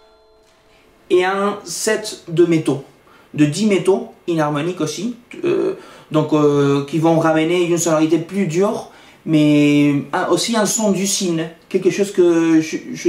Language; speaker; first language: French; non-native, fluent; Spanish